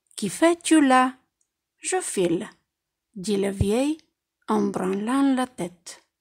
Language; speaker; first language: French; non-native, fluent; Bulgarian